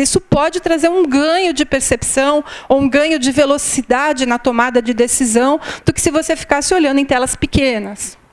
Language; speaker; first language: Portuguese; native; Portuguese